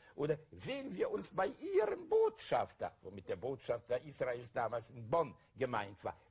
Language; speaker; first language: German; native; German